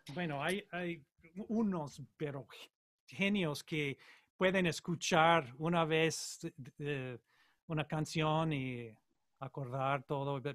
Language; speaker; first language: Spanish; non-native, learner; English